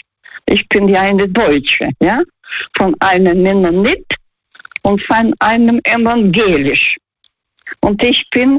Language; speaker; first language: German; early bilingual, heritage; Russian